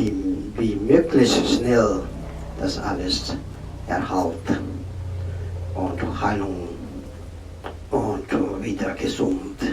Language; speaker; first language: German; non-native, learner; Tibetan